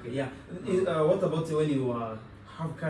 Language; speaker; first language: English; non-native, local second language; Kinyarwanda